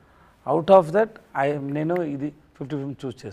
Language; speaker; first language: Telugu; non-native, learner; Tamil